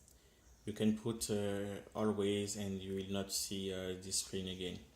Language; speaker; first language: English; non-native, learner; French